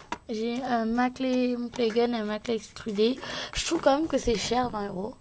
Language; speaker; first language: French; native; French